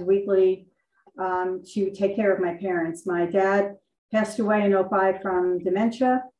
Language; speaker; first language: English; native; English